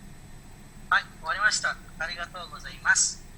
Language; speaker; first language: Japanese; non-native, learner; Indonesian